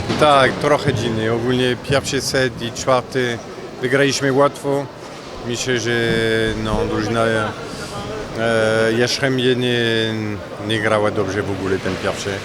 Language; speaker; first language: Polish; non-native, fluent; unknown